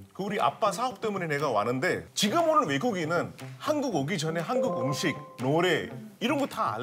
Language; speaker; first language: Korean; non-native, fluent; Hindi